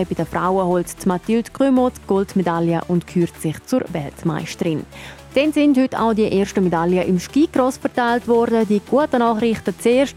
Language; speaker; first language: German; native; German